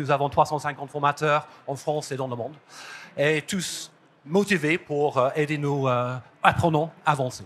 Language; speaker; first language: French; non-native, fluent; English